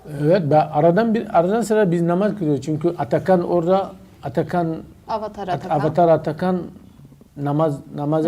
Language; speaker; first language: Turkish; non-native, learner; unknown